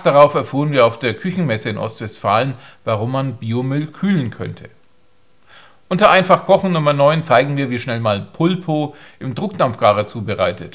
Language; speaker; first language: German; native; German